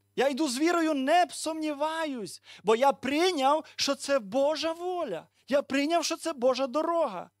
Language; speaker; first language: Ukrainian; native; Ukrainian